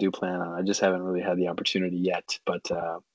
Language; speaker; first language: English; native; English